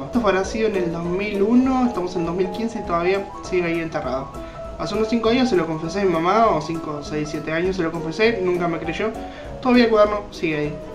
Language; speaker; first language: Spanish; native; Spanish